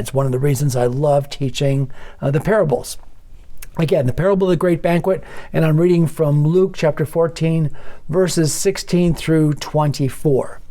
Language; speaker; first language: English; native; English